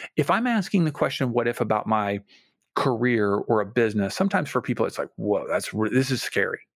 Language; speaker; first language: English; native; English